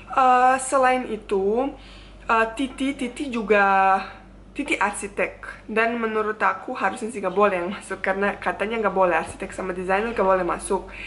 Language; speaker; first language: Indonesian; non-native, fluent; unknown